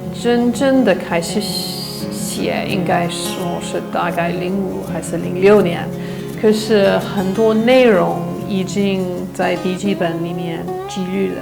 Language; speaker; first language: Chinese; non-native, fluent; English